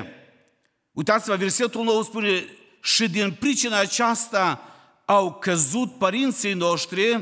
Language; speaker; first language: Romanian; non-native, local second language; Ukrainian